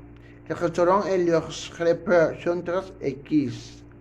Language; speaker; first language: French; non-native, learner; Spanish